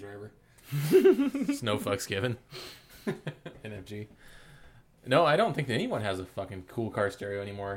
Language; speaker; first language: English; native; English